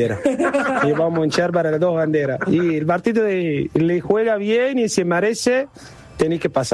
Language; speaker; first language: Spanish; non-native, learner; Arabic